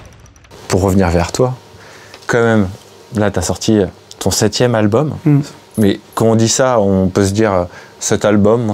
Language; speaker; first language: French; native; French